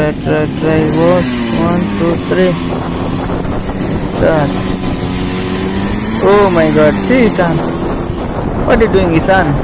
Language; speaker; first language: English; non-native, learner; Nepali